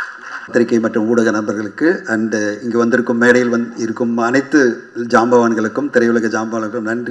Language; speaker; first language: Tamil; native; Tamil